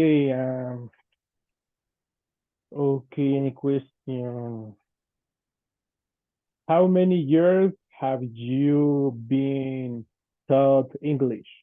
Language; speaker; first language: English; non-native, fluent; Spanish